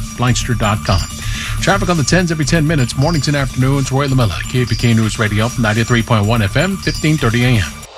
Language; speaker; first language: English; native; English